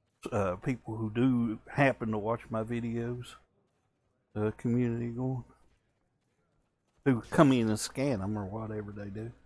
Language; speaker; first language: English; native; English